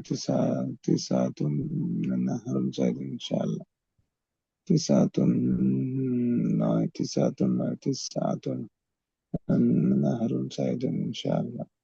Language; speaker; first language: Arabic; non-native, learner; Bangla